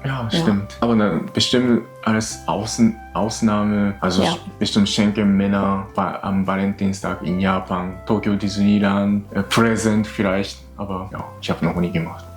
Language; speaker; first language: German; non-native, learner; Japanese